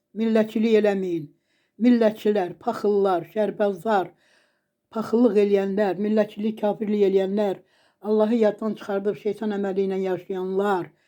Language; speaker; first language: Azerbaijani; native; Azerbaijani